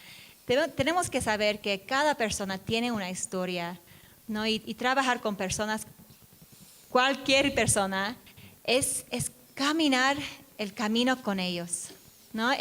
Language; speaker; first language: Spanish; non-native, fluent; English